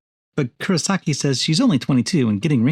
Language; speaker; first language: English; native; English